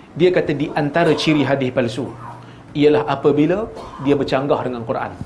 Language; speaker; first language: Malay; native; Malay